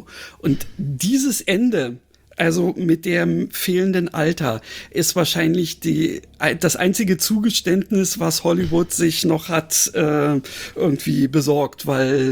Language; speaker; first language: German; native; German